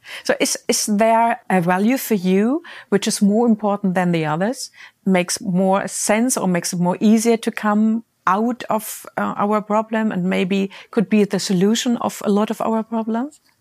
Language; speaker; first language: English; non-native, fluent; German